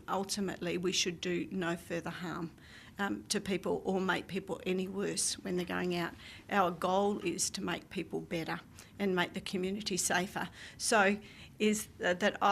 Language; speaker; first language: English; native; English